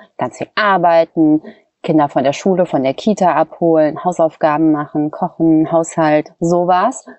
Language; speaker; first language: German; native; German